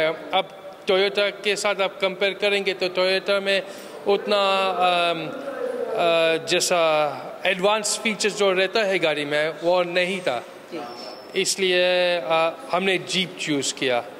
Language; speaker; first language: Hindi; early bilingual, heritage; Hindi